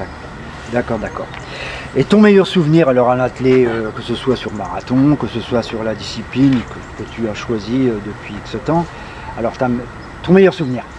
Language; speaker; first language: French; native; French